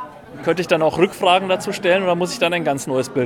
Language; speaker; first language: German; native; German